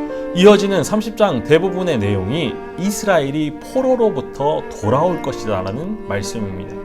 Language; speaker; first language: Korean; native; Korean